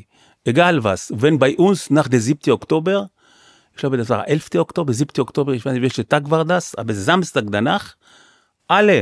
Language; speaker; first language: German; non-native, fluent; Hebrew